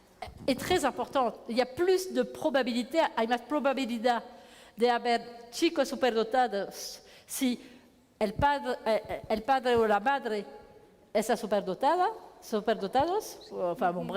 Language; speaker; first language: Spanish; non-native, learner; French